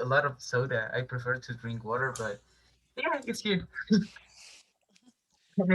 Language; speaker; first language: English; non-native, learner; Spanish